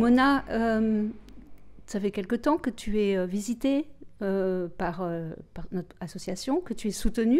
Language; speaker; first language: French; native; French